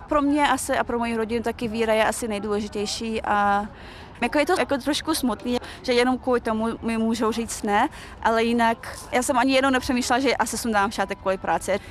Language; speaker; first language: Czech; early bilingual, other home language; Chechen